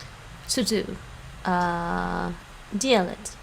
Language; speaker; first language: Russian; non-native, learner; English